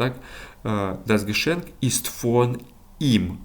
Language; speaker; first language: German; non-native, fluent; Ukrainian